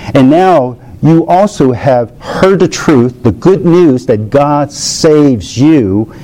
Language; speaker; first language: English; early bilingual, other home language; Chinese